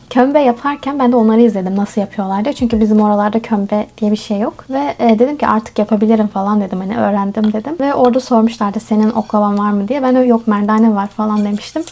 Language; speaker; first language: Turkish; native; Turkish